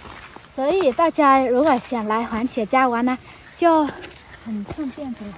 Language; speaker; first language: Chinese; non-native, learner; Vietnamese